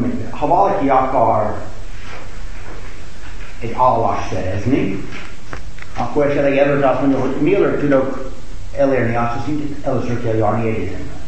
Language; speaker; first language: Hungarian; non-native, fluent; English